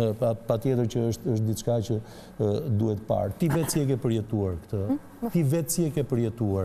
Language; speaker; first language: Albanian; native; Albanian